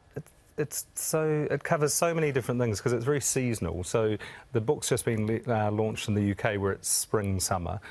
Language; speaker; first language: English; native; English